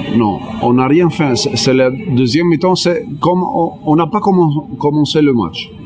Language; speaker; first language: French; non-native, learner; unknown